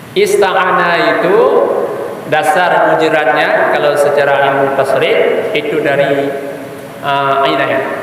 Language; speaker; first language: Malay; non-native, local second language; Achinese